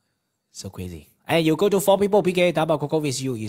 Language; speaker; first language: English; non-native, learner; Chinese